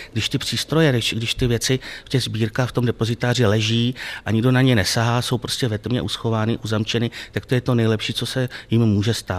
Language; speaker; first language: Czech; native; Czech